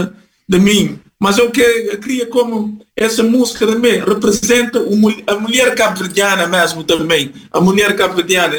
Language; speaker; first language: Portuguese; non-native, fluent; Kabuverdianu